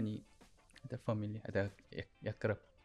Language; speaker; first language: Arabic; non-native, learner; Korean